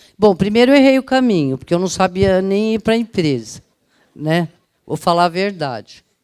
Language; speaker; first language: Portuguese; early bilingual, other home language; Italian